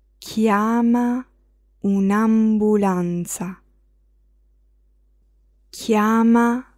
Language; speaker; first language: Italian; non-native, fluent; Arabic